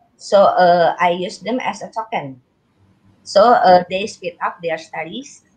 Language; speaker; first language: English; non-native, learner; Indonesian